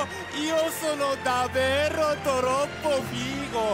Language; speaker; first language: Italian; non-native, learner; Japanese